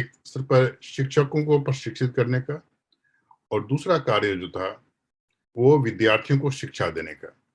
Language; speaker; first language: Hindi; native; Hindi